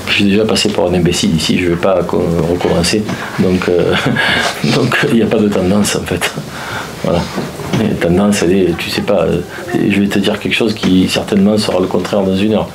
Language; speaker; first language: French; native; French